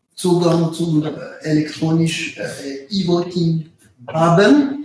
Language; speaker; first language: German; non-native, local second language; French